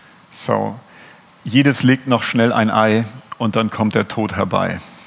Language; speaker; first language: German; native; German